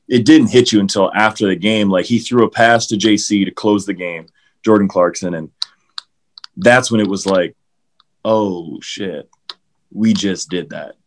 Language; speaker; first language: English; native; English